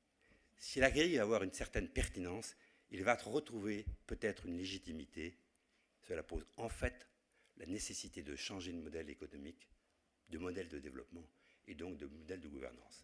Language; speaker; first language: French; native; French